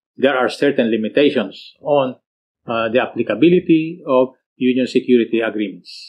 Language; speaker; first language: English; non-native, local second language; Filipino